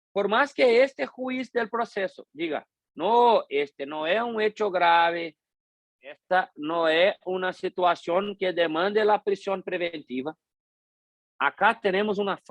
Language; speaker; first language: Spanish; non-native, fluent; Portuguese